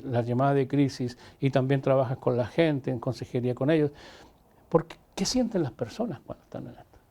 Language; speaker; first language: Spanish; native; Spanish